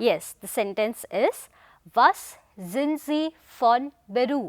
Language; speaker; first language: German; non-native, fluent; Hindi